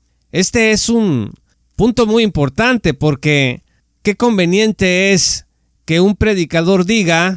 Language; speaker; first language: Spanish; native; Spanish